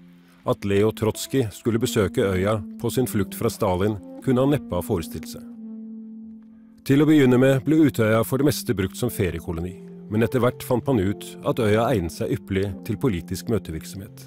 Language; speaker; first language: Norwegian; native; Norwegian